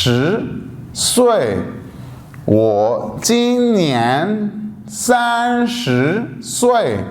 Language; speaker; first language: Chinese; non-native, fluent; Urdu